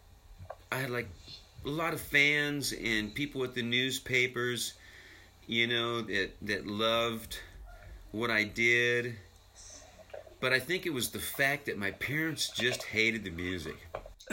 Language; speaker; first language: English; native; English